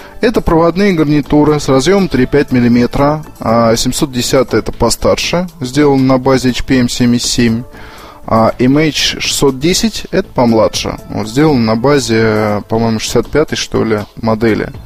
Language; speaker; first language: Russian; native; Russian